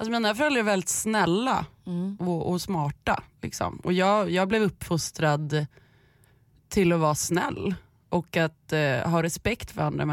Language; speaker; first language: Swedish; native; Swedish